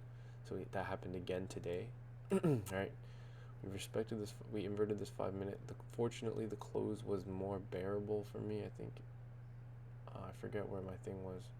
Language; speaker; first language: English; native; English